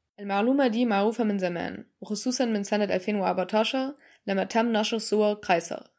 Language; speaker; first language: Arabic; non-native, fluent; German